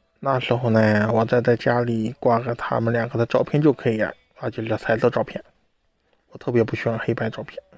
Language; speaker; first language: Chinese; native; Chinese